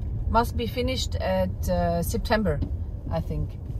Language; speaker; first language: English; non-native, fluent; German